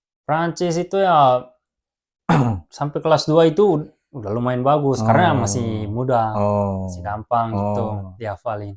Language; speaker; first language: Indonesian; early bilingual, heritage; Japanese